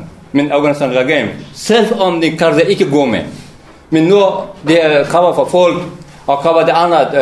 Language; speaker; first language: Danish; non-native, learner; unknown